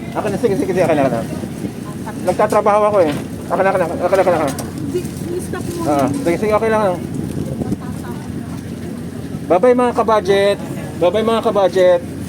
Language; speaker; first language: Filipino; non-native, local second language; Hiligaynon